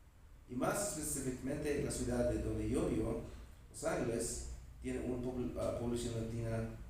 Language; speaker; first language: Spanish; non-native, learner; English